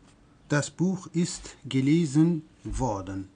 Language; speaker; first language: German; non-native, fluent; Persian